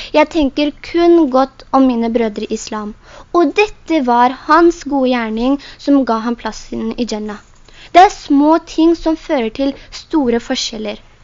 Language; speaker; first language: Norwegian; early bilingual, other home language; Urdu